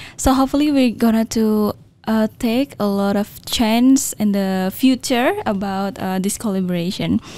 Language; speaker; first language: English; non-native, learner; Indonesian